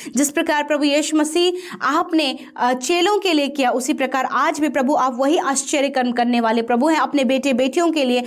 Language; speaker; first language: Hindi; native; Hindi